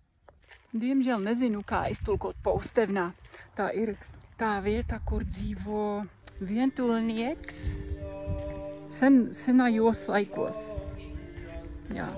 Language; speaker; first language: Latvian; non-native, fluent; Czech